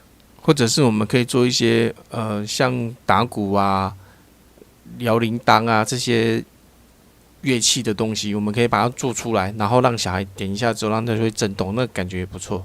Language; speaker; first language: Chinese; native; Chinese